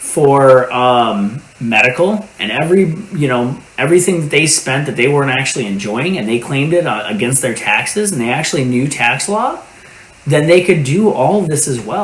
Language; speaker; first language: English; native; English